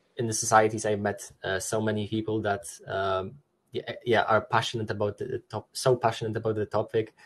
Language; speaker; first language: English; non-native, fluent; Polish